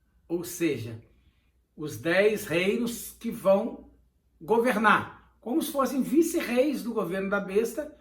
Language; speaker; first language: Portuguese; native; Portuguese